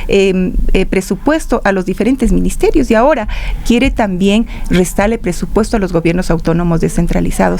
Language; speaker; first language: Spanish; native; Spanish